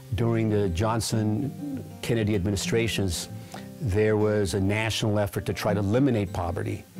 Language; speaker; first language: English; native; English